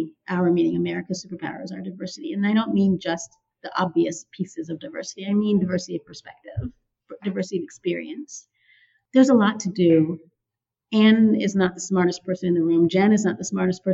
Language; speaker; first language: English; native; English